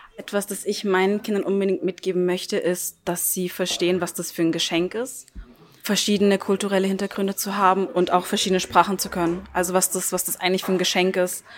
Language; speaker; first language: German; early bilingual, other home language; Turkish